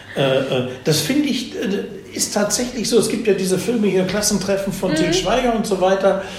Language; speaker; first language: German; native; German